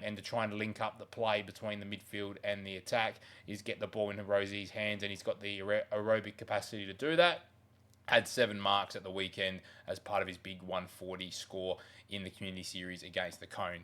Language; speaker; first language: English; native; English